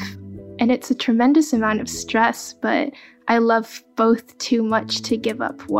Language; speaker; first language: English; early bilingual, other home language; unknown